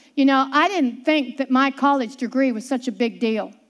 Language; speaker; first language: English; native; English